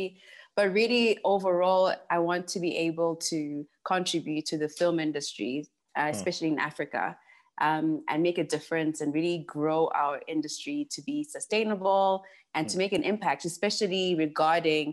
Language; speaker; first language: English; non-native, local second language; Shona